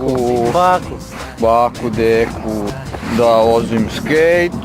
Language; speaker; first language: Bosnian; early bilingual, heritage; Italian